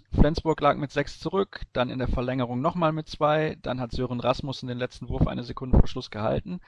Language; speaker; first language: German; native; German